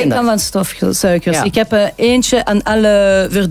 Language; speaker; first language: Dutch; non-native, local second language; French